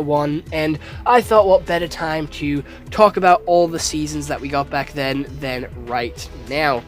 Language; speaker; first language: English; native; English